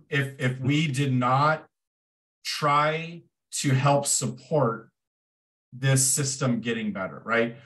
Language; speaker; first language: English; native; English